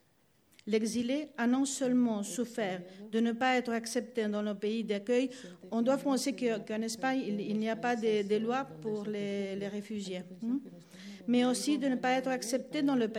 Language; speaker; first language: French; non-native, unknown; Spanish